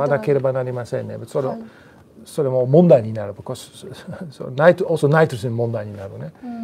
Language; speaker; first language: Japanese; non-native, learner; Dutch